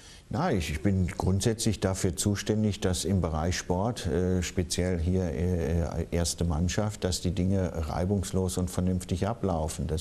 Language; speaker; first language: German; native; German